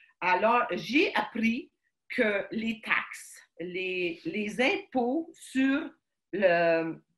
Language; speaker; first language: French; early bilingual, other home language; Ukrainian